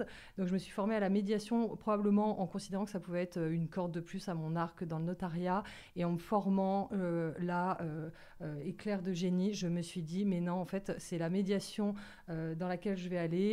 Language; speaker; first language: French; native; French